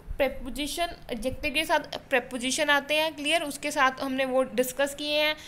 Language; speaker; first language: Hindi; non-native, local second language; Punjabi